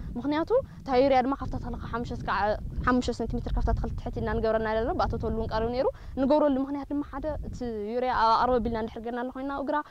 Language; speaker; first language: Tigrinya; native; Tigrinya